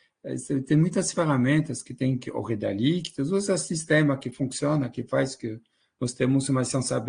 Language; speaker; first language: Portuguese; non-native, fluent; French